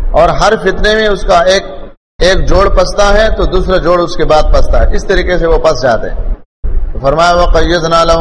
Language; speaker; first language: Urdu; non-native, local second language; Pashto